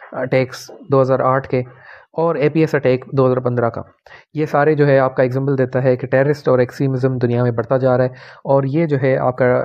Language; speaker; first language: Urdu; non-native, local second language; Punjabi